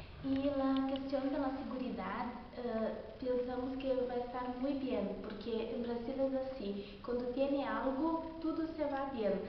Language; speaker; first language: Spanish; non-native, learner; Portuguese